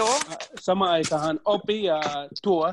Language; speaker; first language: Finnish; non-native, learner; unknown